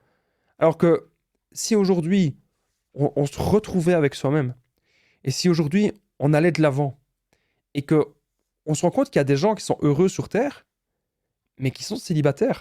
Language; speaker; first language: French; native; French